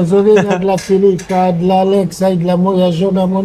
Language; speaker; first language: Polish; non-native, learner; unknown